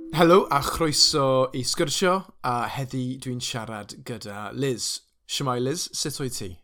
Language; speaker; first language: Welsh; non-native, local second language; English